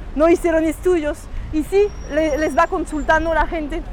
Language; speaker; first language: Spanish; non-native, fluent; French